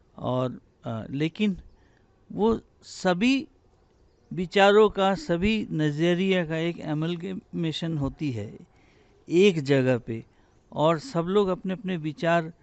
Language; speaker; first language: Hindi; native; Hindi